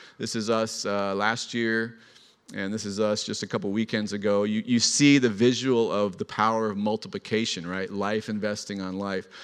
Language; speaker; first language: English; native; English